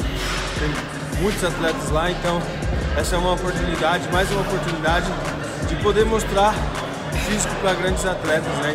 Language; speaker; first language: Portuguese; native; Portuguese